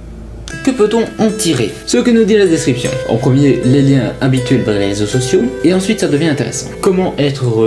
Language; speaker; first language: French; native; French